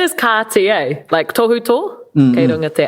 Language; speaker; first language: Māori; non-native, local second language; English